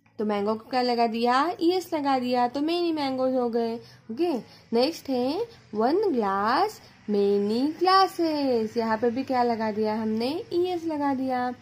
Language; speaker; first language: Hindi; non-native, local second language; Marathi